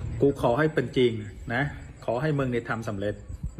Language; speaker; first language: Thai; native; Thai